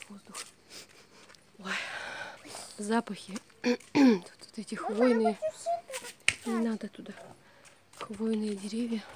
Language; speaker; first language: Russian; native; Russian